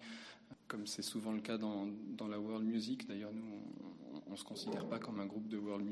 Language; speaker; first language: French; native; French